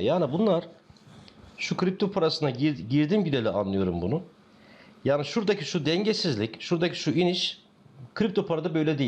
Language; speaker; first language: Turkish; native; Turkish